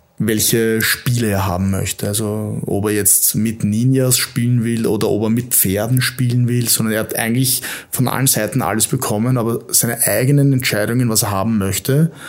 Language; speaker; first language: German; native; German